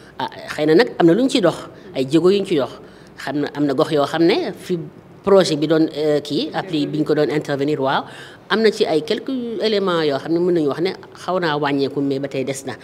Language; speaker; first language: Wolof; native; Wolof